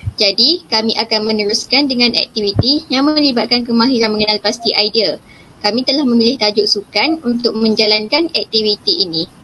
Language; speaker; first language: Malay; native; Malay